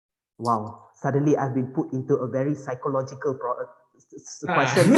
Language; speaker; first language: English; non-native, fluent; Malay